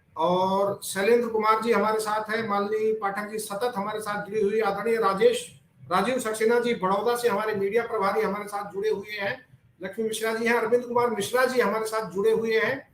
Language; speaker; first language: Hindi; native; Hindi